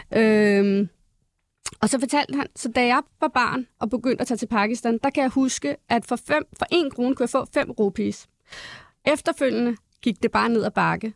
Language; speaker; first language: Danish; early bilingual, other home language; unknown